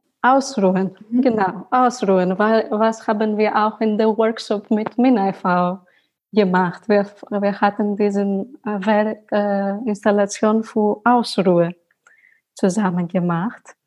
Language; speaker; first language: German; non-native, learner; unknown